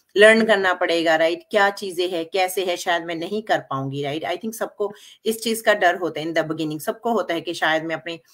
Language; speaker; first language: Hindi; non-native, local second language; Punjabi